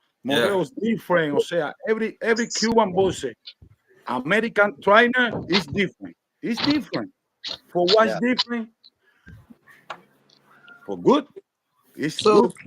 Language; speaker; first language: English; non-native, learner; Spanish